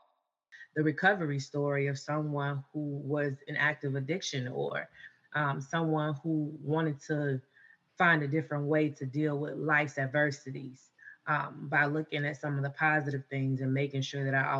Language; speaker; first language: English; native; English